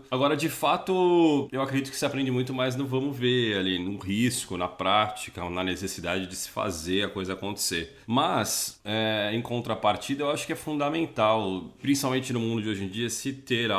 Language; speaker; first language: Portuguese; native; Portuguese